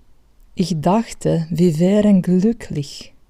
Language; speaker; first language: German; non-native, fluent; Croatian